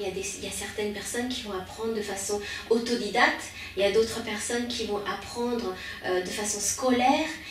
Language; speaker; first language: French; early bilingual, other home language; Khmer